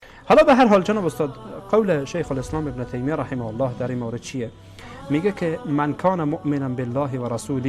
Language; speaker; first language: Persian; native; Persian